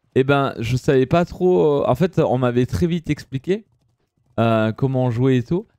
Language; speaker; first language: French; early bilingual, other home language; Italian